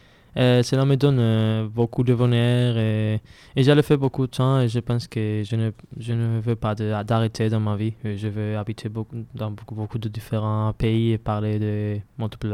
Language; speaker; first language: French; non-native, learner; Spanish